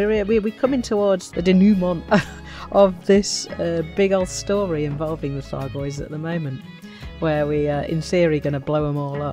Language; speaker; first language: English; native; English